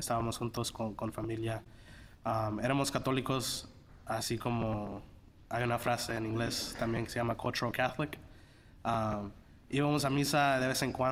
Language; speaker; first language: Spanish; early bilingual, heritage; Spanish